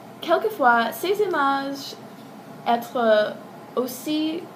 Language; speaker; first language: French; non-native, learner; English